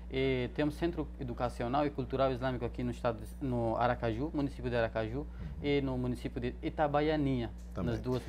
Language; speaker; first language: Portuguese; non-native, fluent; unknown